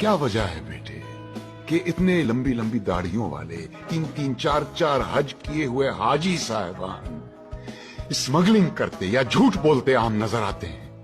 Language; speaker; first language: Urdu; native; Urdu